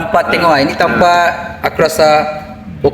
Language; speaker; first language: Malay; non-native, learner; Bangla